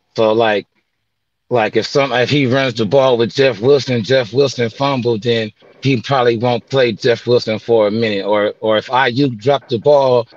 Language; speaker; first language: English; native; English